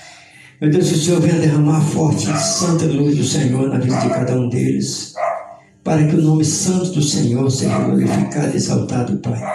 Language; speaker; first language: Portuguese; native; Portuguese